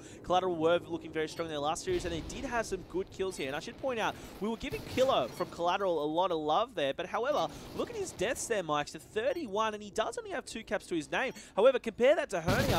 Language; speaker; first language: English; native; English